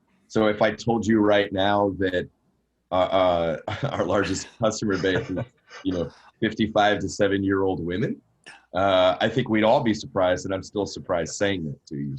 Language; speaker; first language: English; native; English